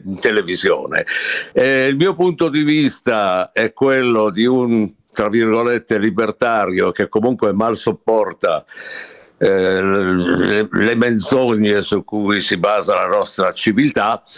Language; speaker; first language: Italian; native; Italian